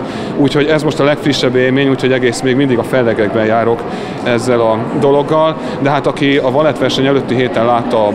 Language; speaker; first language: Hungarian; native; Hungarian